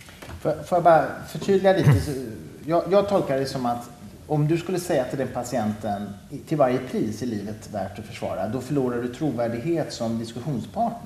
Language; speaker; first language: Swedish; native; Swedish